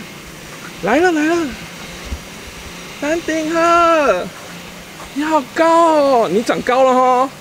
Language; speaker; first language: Chinese; native; Chinese